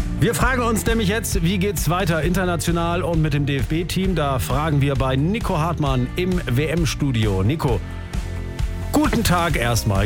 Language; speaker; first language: German; native; German